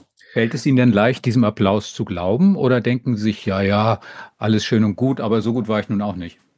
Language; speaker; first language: German; native; German